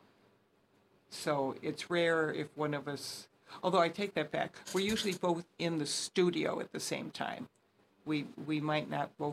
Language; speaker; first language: English; native; English